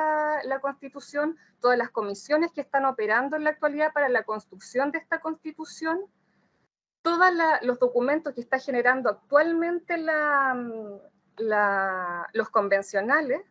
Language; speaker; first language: Spanish; native; Spanish